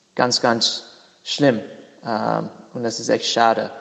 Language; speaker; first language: German; non-native, learner; English